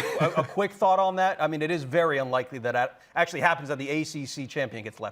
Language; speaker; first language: English; native; English